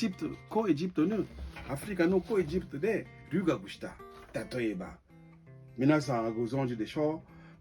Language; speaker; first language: Japanese; non-native, fluent; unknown